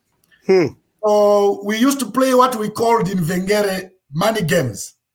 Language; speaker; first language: English; non-native, local second language; Shona